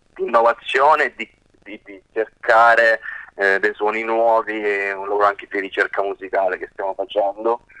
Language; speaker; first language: Italian; native; Italian